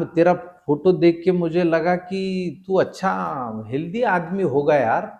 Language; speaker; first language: Hindi; non-native, local second language; Marathi